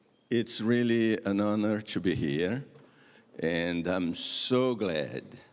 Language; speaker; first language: English; non-native, learner; Portuguese